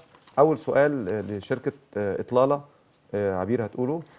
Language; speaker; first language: Arabic; native; Arabic